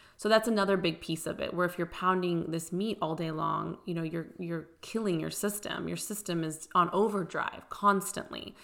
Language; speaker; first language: English; early bilingual, other home language; Persian